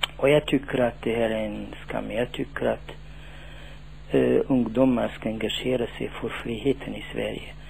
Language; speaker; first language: Swedish; non-native, fluent; Tachelhit